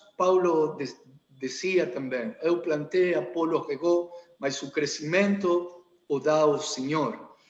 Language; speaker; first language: Portuguese; non-native, learner; Spanish